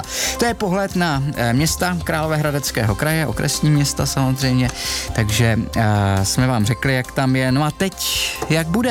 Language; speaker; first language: Czech; native; Czech